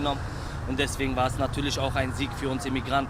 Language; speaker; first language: German; early bilingual, other home language; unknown